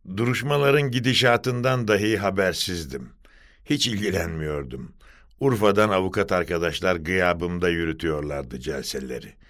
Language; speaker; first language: Turkish; native; Turkish